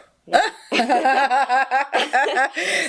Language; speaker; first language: Spanish; non-native, learner; English